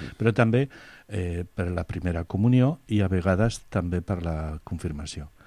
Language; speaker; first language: Catalan; non-native, local second language; Spanish